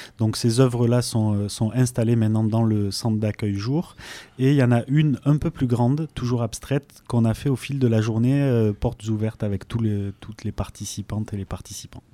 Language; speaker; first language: French; native; French